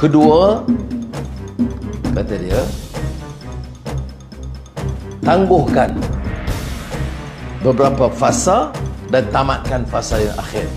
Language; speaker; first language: Malay; native; Malay